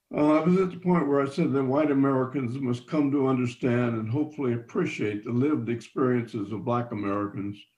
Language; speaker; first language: English; native; English